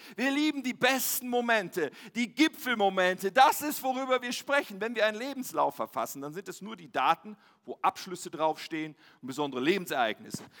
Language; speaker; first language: German; native; German